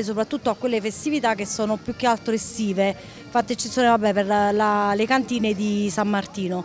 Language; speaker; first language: Italian; native; Italian